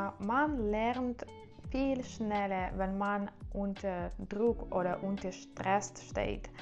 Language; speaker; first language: German; non-native, learner; Ukrainian